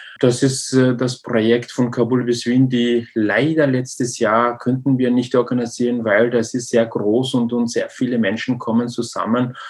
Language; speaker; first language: German; non-native, learner; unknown